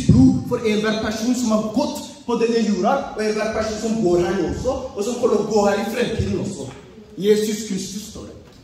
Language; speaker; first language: Norwegian; early bilingual, other home language; Oromo